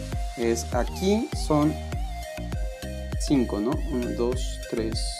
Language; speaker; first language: Spanish; native; Spanish